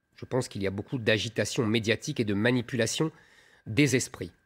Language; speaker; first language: French; native; French